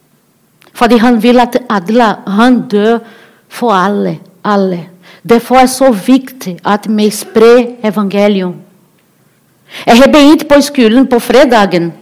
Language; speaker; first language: Norwegian; non-native, learner; Portuguese